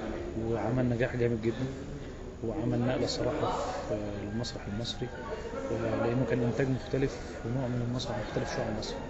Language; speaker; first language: Arabic; native; Arabic